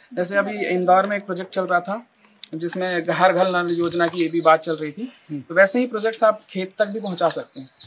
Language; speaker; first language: Hindi; native; Hindi